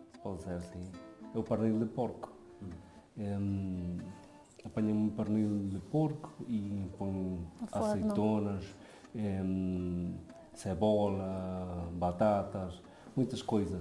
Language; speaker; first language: Portuguese; non-native, fluent; Spanish